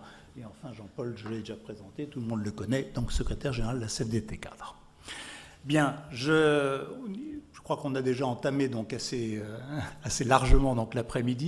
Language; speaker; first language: French; native; French